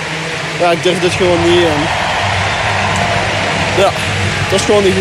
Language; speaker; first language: Dutch; non-native, local second language; French